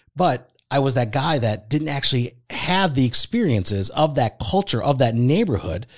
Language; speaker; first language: English; early bilingual, other home language; Spanish